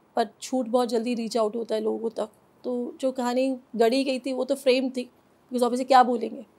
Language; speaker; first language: Hindi; native; Hindi